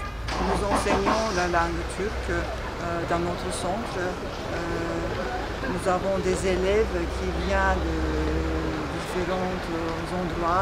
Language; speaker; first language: French; non-native, fluent; Turkish